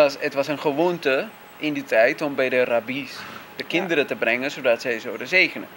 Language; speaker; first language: Dutch; non-native, fluent; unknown